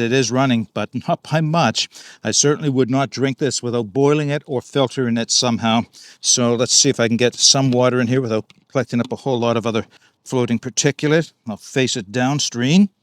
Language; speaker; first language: English; native; English